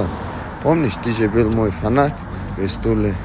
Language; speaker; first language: Russian; non-native, fluent; Persian